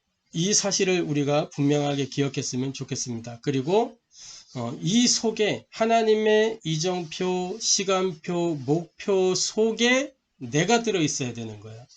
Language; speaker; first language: Korean; native; Korean